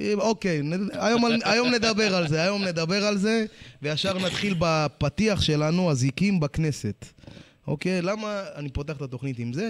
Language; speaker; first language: Hebrew; early bilingual, other home language; Amharic